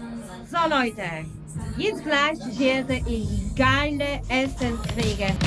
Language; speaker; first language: German; non-native, learner; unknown